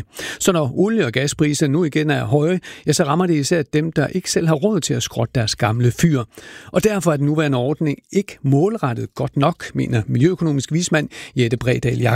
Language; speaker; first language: Danish; native; Danish